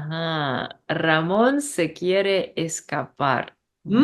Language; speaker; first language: Spanish; non-native, learner; English